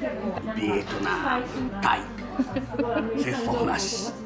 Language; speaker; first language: Japanese; native; Japanese